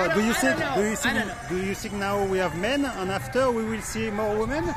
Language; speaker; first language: English; non-native, learner; French